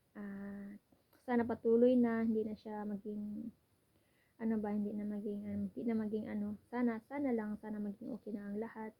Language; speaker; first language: Filipino; non-native, local second language; Cebuano